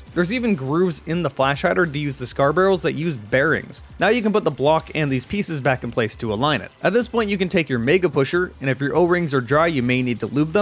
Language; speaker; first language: English; native; English